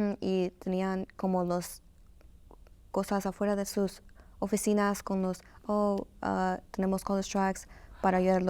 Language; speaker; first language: Spanish; early bilingual, heritage; Spanish